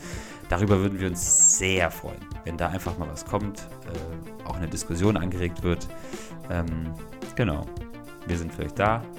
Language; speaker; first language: German; native; German